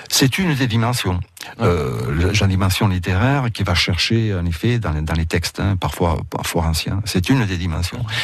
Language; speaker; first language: French; early bilingual, other home language; Catalan